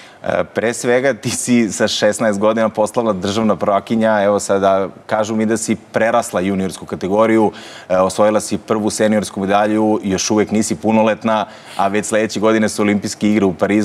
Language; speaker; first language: Croatian; native; Croatian